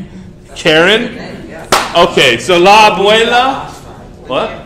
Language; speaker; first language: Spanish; non-native, fluent; English